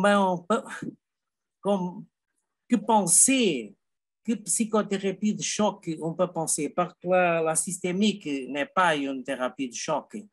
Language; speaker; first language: French; non-native, learner; Portuguese